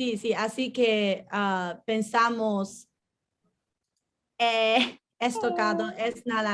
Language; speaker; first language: Spanish; non-native, learner; Chinese